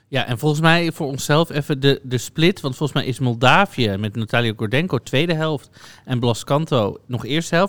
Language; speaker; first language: Dutch; native; Dutch